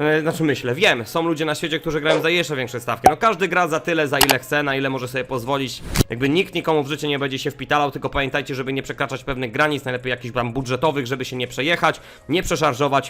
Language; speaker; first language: Polish; native; Polish